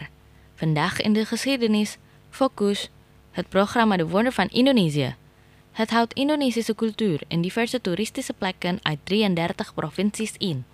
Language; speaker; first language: Dutch; non-native, learner; Indonesian